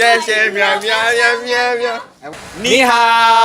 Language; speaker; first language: Chinese; non-native, learner; Indonesian